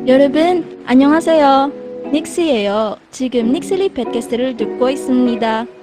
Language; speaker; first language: Korean; non-native, learner; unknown